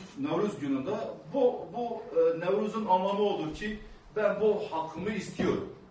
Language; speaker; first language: Turkish; non-native, local second language; Kurdish